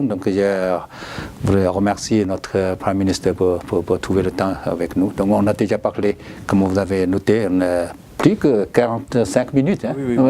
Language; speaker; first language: French; non-native, learner; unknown